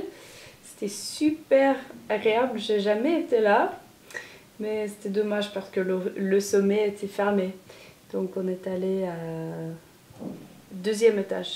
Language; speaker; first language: French; non-native, fluent; Norwegian